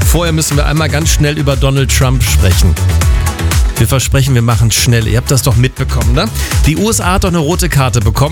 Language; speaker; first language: German; native; German